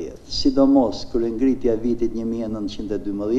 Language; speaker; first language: Albanian; native; Albanian